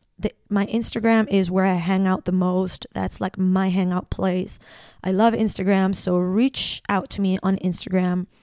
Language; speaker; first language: English; non-native, fluent; Spanish